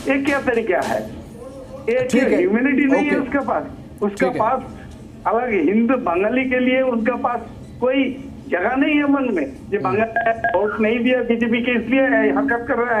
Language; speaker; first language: Hindi; non-native, local second language; Bangla